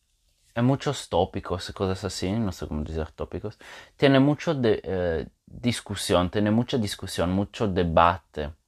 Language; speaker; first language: Spanish; non-native, fluent; French